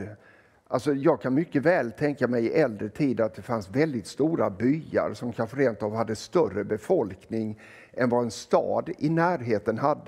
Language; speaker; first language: Swedish; native; Swedish